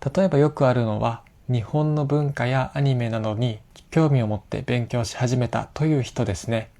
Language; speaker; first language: Japanese; native; Japanese